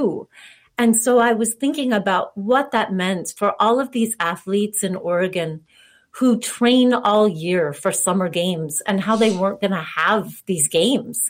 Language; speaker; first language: English; native; English